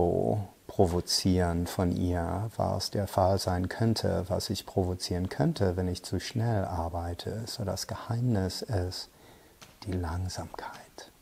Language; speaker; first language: German; non-native, fluent; English